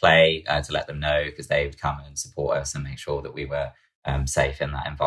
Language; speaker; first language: English; native; English